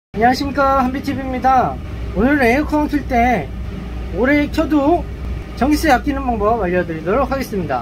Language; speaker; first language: Korean; native; Korean